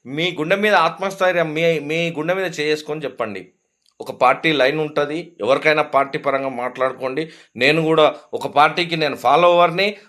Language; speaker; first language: Telugu; native; Telugu